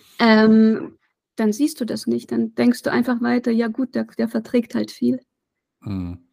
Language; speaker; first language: German; native; German